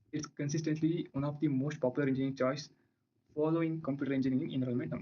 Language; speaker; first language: English; non-native, local second language; Kannada